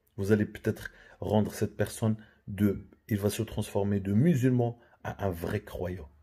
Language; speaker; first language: French; non-native, local second language; Arabic